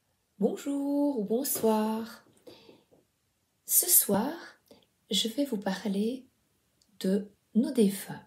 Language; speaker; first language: French; native; French